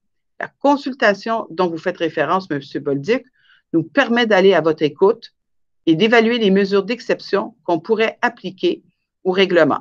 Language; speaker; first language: French; native; French